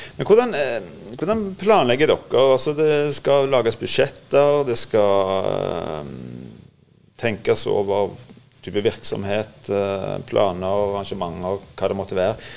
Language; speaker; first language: Norwegian; native; Norwegian